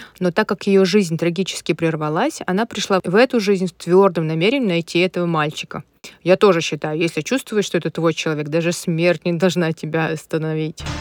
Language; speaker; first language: Russian; native; Russian